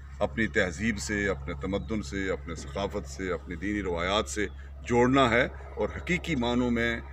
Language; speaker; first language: Urdu; non-native, local second language; Pahari-Potwari